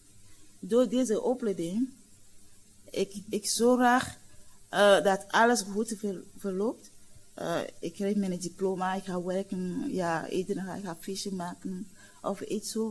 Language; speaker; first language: Dutch; non-native, learner; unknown